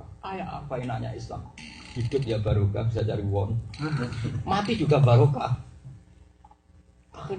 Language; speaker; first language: Indonesian; native; Indonesian